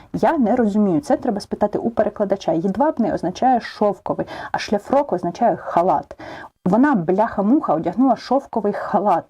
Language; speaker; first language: Ukrainian; native; Ukrainian